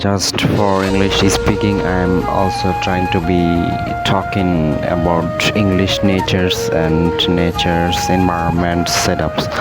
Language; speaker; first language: English; non-native, learner; Bangla